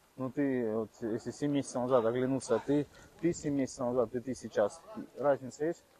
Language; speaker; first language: Russian; native; Russian